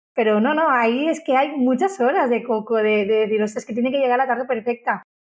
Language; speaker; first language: Spanish; native; Spanish